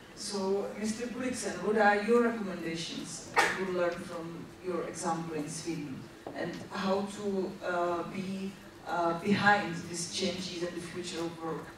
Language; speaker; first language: English; non-native, fluent; Czech